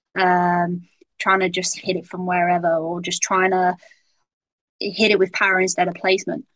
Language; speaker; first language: English; native; English